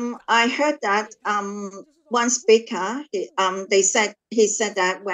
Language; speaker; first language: English; non-native, learner; Chinese